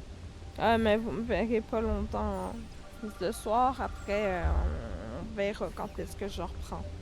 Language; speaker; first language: French; native; French